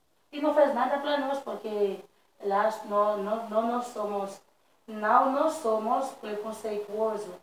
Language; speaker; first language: Portuguese; non-native, learner; Haitian Creole